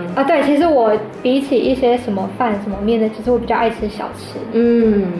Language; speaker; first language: Chinese; native; Chinese